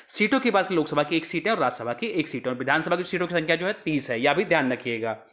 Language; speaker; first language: Hindi; native; Hindi